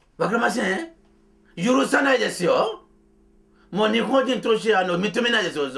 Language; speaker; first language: Japanese; non-native, fluent; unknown